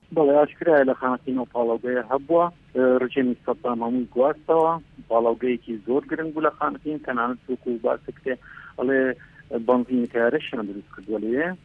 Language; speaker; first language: Central Kurdish; non-native, local second language; Southern Kurdish